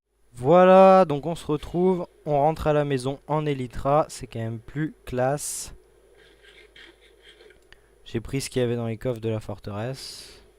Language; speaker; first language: French; native; French